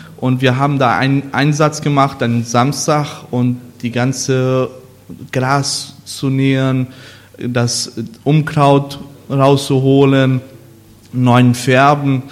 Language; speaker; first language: German; non-native, learner; Portuguese